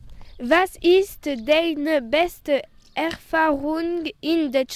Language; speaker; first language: German; non-native, learner; French